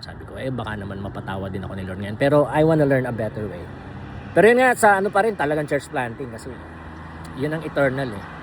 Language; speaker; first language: Filipino; native; Filipino